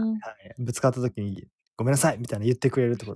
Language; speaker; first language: Japanese; native; Japanese